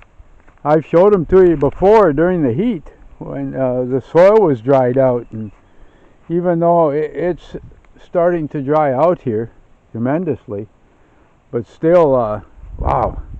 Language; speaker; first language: English; native; English